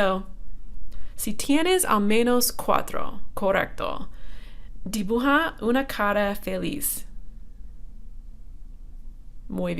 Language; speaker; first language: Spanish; non-native, fluent; English